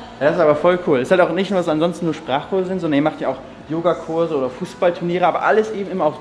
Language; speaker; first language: German; native; German